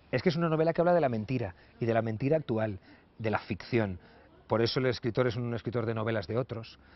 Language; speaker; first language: Spanish; native; Spanish